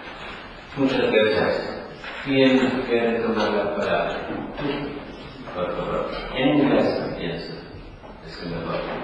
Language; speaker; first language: Spanish; non-native, learner; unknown